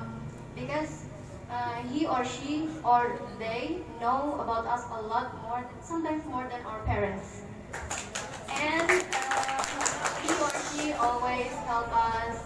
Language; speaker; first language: English; non-native, learner; Indonesian